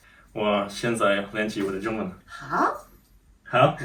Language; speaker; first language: Chinese; non-native, learner; German